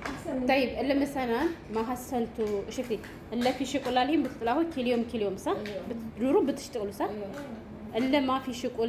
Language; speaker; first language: Arabic; non-native, learner; Amharic